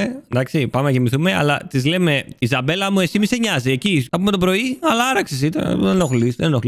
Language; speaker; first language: Greek; native; Greek